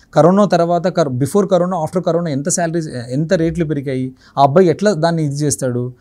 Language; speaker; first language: Telugu; native; Telugu